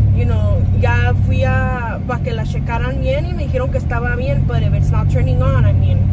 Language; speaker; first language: English; early bilingual, other home language; Spanish